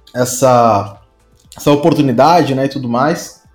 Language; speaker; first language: Portuguese; native; Portuguese